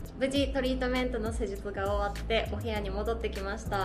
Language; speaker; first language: Japanese; native; Japanese